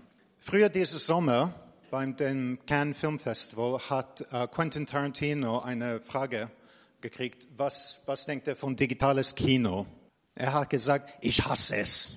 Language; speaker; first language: German; non-native, fluent; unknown